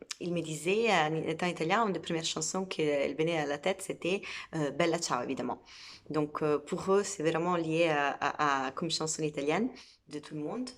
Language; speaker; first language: French; non-native, fluent; Italian